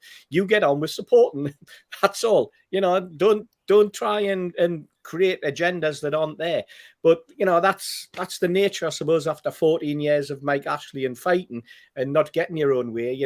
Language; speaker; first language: English; native; English